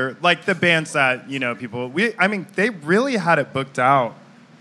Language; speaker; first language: English; native; English